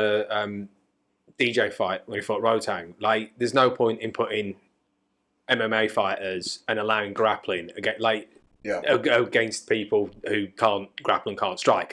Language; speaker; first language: English; native; English